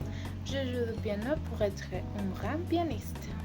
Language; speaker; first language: French; non-native, learner; Spanish